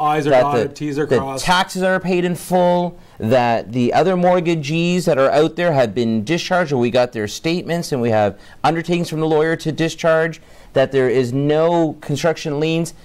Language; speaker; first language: English; native; English